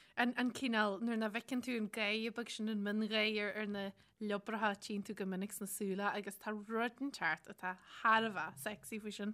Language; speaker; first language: Irish; native; Irish